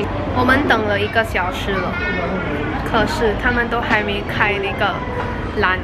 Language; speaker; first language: Chinese; early bilingual, heritage; Chinese